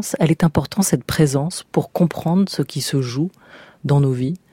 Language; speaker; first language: French; native; French